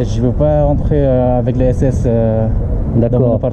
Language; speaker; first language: French; non-native, learner; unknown